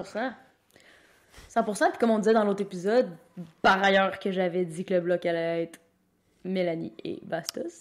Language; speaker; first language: French; native; French